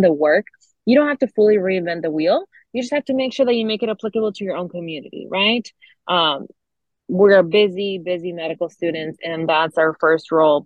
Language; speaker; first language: English; non-native, fluent; Spanish